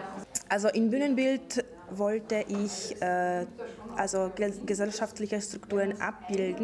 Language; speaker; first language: German; non-native, fluent; Polish